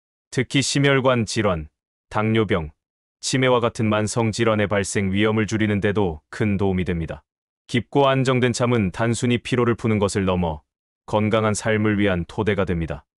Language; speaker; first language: Korean; native; Korean